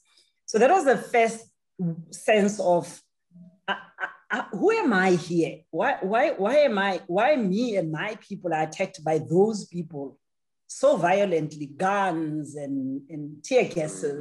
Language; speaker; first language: English; non-native, local second language; Tswana